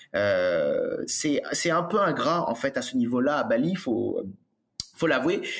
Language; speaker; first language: French; native; French